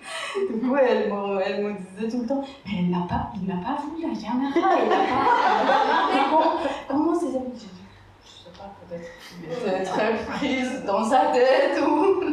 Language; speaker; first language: French; non-native, fluent; Persian